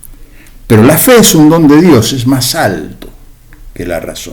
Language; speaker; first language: Spanish; native; Spanish